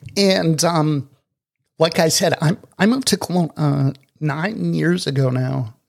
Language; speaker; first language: English; native; English